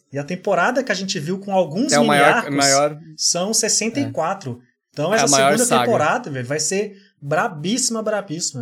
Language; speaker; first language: Portuguese; native; Portuguese